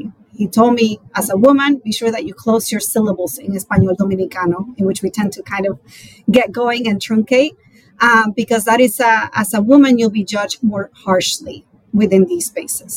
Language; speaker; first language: English; non-native, fluent; Spanish